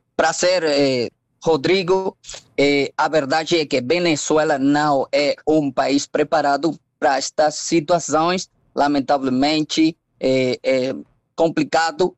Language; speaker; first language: Portuguese; non-native, fluent; Spanish